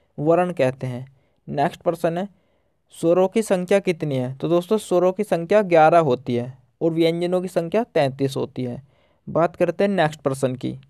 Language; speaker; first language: Hindi; native; Hindi